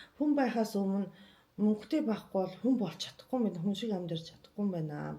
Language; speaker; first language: Mongolian; non-native, fluent; Japanese